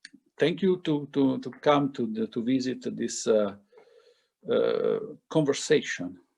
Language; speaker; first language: English; non-native, fluent; Italian